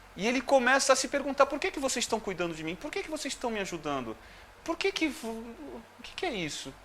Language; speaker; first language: Portuguese; native; Portuguese